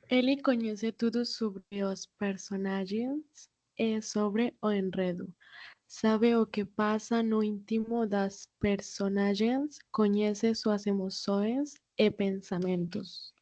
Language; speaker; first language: Portuguese; non-native, learner; Spanish